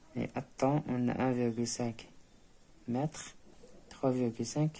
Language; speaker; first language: French; non-native, local second language; Arabic